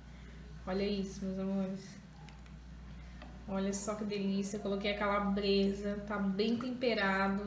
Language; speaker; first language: Portuguese; native; Portuguese